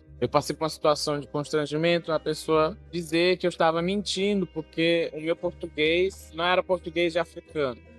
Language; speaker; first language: Portuguese; non-native, local second language; Kabuverdianu